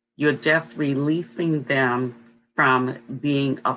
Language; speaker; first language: English; native; English